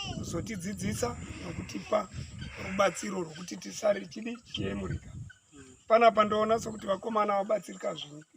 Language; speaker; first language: Shona; non-native, local second language; Tsonga